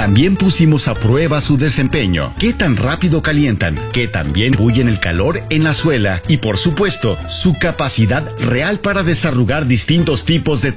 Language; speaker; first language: Spanish; native; Spanish